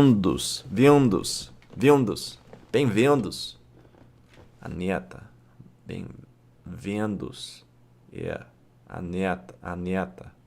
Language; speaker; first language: Portuguese; non-native, fluent; English